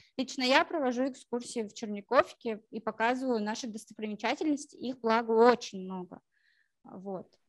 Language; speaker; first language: Russian; native; Russian